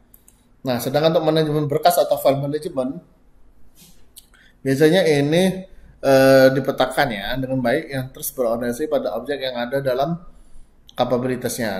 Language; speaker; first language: Indonesian; native; Indonesian